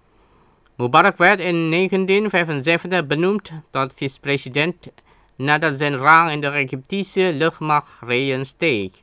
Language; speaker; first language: Dutch; non-native, learner; Indonesian